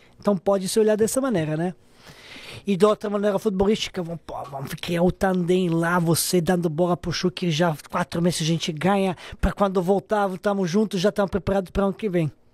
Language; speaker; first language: Portuguese; non-native, fluent; Serbian